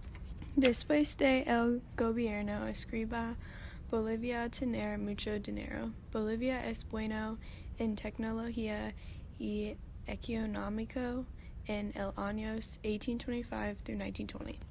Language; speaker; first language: Spanish; non-native, learner; English